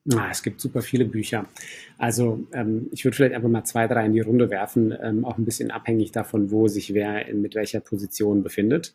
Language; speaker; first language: German; early bilingual, other home language; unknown